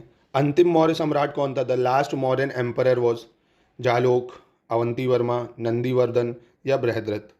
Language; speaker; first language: Hindi; native; Hindi